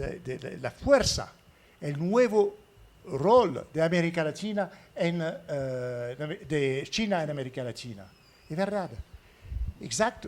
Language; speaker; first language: Spanish; non-native, fluent; French